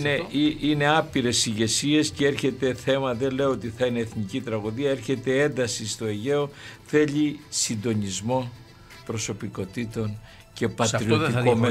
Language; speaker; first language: Greek; native; Greek